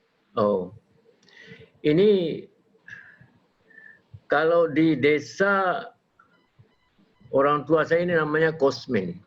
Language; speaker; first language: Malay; non-native, local second language; Javanese